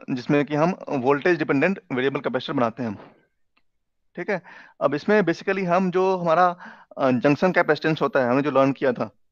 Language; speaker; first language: Hindi; native; Hindi